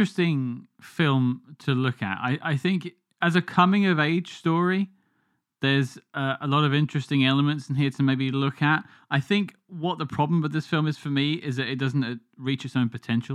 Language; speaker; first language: English; native; English